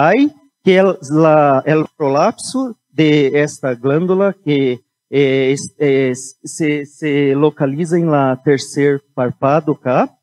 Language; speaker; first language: Spanish; non-native, fluent; Portuguese